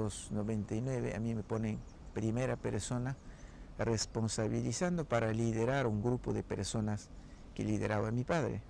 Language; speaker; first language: Spanish; non-native, local second language; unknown